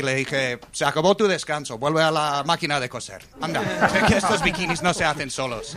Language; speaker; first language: Spanish; non-native, fluent; English